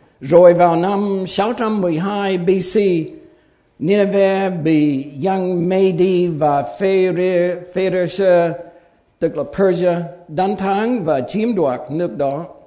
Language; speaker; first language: Vietnamese; non-native, fluent; English